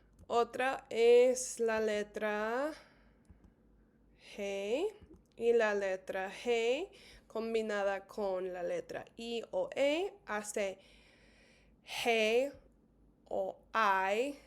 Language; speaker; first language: Spanish; non-native, fluent; English